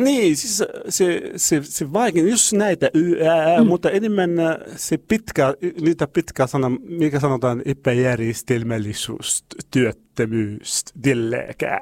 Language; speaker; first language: Finnish; non-native, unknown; Arabic